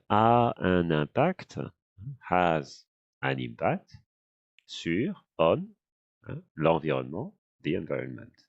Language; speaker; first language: French; non-native, fluent; English